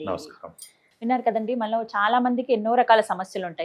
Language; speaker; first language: Telugu; native; Telugu